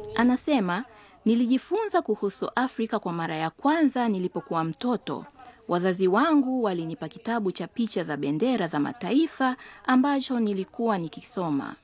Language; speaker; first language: Swahili; native; Swahili